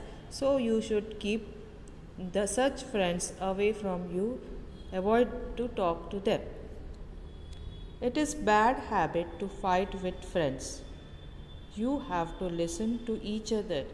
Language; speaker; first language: English; non-native, local second language; Hindi